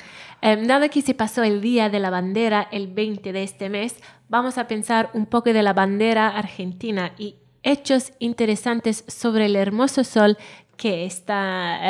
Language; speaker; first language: Spanish; non-native, fluent; Welsh